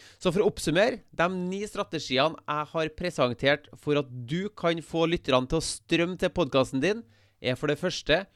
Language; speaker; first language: Norwegian; native; Norwegian